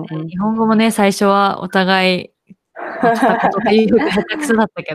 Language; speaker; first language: Japanese; native; Japanese